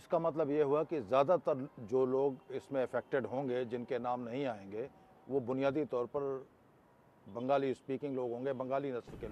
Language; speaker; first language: Urdu; native; Urdu